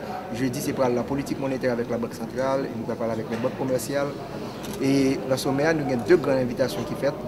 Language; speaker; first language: French; non-native, local second language; Haitian Creole